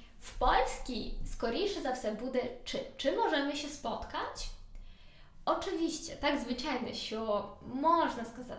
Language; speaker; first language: Polish; non-native, learner; Ukrainian